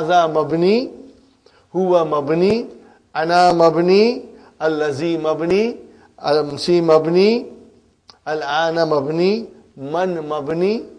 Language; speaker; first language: Arabic; non-native, fluent; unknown